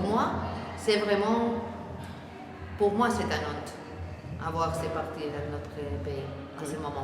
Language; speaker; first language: French; non-native, learner; Spanish